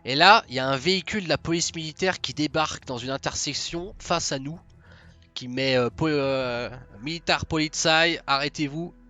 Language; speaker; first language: French; native; French